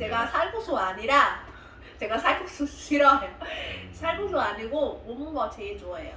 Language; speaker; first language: Korean; non-native, fluent; Vietnamese